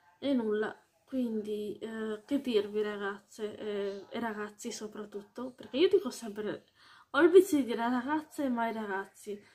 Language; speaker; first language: Italian; early bilingual, heritage; Italian